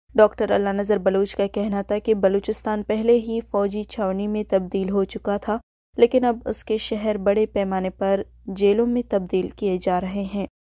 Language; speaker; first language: Urdu; non-native, local second language; Baluchi